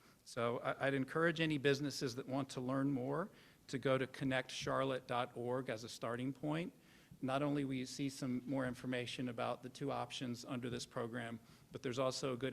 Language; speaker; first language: English; native; English